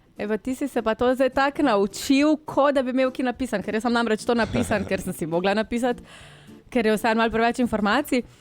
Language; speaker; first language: Slovenian; native; Slovenian